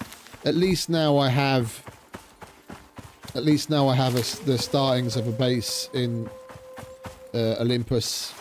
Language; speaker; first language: English; native; English